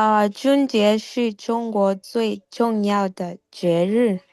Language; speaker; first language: Chinese; non-native, learner; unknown